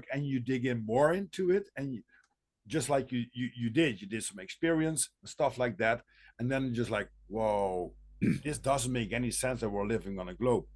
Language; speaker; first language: English; non-native, fluent; Dutch